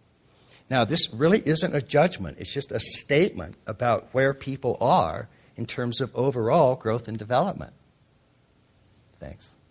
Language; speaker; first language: English; native; English